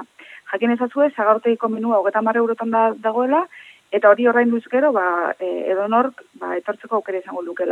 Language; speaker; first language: Basque; native; Basque